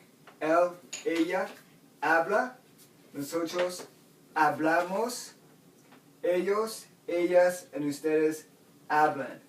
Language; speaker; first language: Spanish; non-native, fluent; English